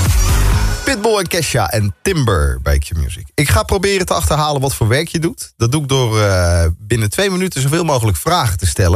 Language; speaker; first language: Dutch; native; Dutch